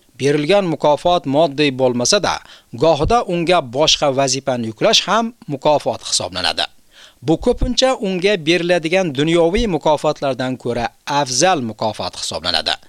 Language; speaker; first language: Uzbek; native; Uzbek